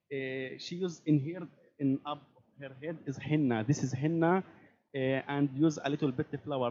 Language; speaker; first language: English; non-native, learner; Arabic